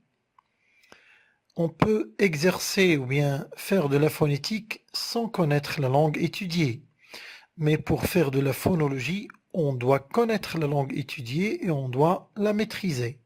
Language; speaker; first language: French; non-native, local second language; Arabic